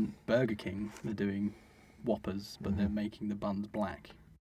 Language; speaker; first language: English; native; English